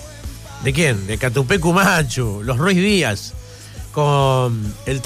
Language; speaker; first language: Spanish; native; Spanish